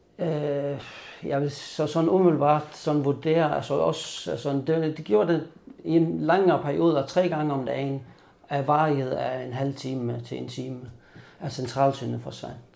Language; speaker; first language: Danish; native; Danish